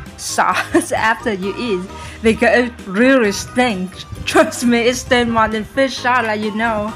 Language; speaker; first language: English; non-native, learner; Vietnamese